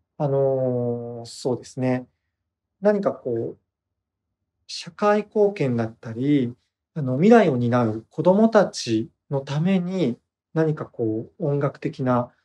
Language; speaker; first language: Japanese; native; Japanese